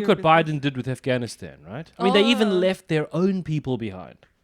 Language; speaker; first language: English; native; English